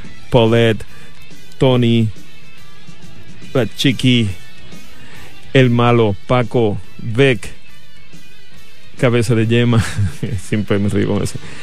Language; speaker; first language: Spanish; native; Spanish